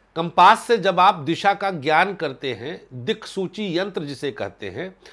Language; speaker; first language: Hindi; native; Hindi